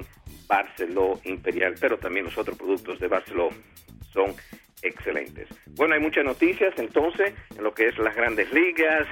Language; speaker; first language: Spanish; native; Spanish